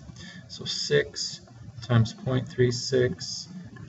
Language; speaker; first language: English; native; English